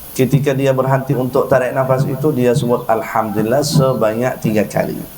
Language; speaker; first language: Malay; non-native, fluent; Arabic